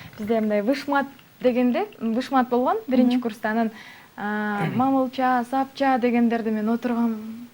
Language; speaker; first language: Kyrgyz; non-native, local second language; Uyghur